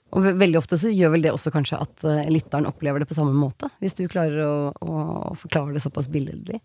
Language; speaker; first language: Norwegian; native; Norwegian